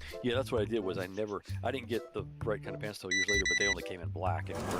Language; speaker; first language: English; native; English